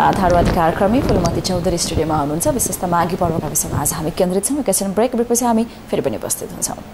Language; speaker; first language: Nepali; native; Nepali